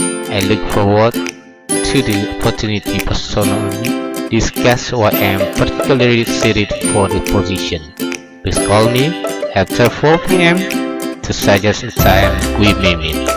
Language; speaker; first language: English; non-native, fluent; Indonesian